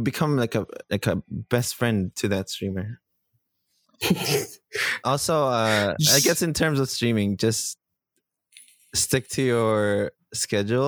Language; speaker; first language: English; non-native, local second language; Filipino